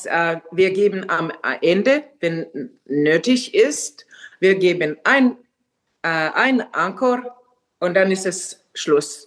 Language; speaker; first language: German; non-native, fluent; Finnish